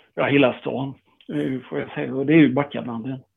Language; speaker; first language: Swedish; native; Swedish